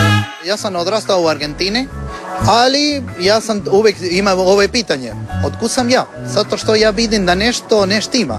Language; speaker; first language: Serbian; non-native, learner; Spanish